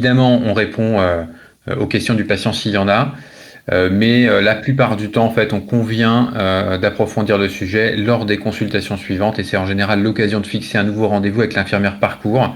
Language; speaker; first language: French; native; French